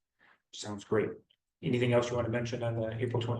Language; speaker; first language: English; native; English